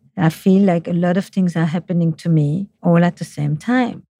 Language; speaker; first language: English; non-native, fluent; French